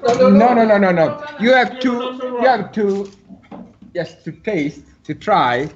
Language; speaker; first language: English; non-native, learner; Italian